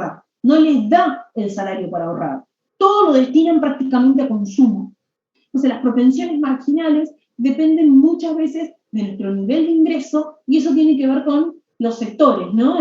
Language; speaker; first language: Spanish; native; Spanish